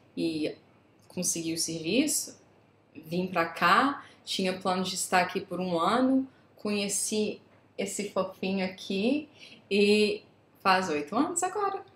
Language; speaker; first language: Portuguese; native; Portuguese